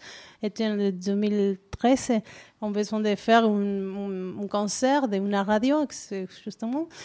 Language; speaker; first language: French; non-native, learner; Spanish